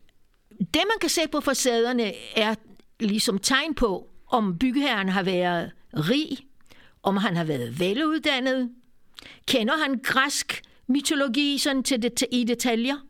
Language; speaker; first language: Danish; non-native, fluent; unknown